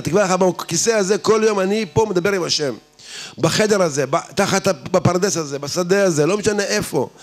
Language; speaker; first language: Hebrew; native; Hebrew